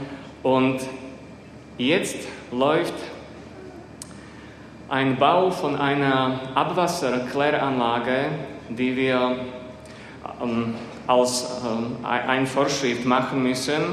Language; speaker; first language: German; non-native, fluent; Slovak